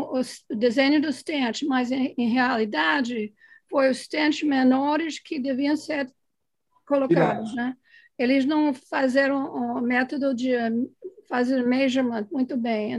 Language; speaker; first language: Portuguese; non-native, fluent; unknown